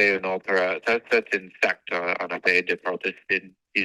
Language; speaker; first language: French; non-native, fluent; English